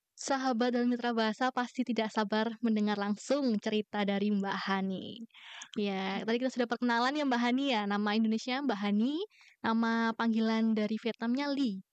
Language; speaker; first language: Indonesian; native; Indonesian